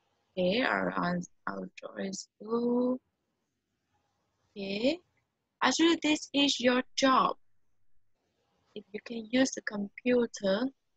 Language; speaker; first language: English; non-native, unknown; Vietnamese